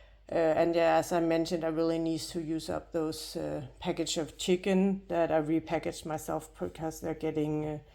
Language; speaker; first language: English; non-native, fluent; Danish